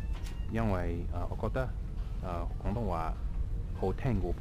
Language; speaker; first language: Cantonese; non-native, fluent; English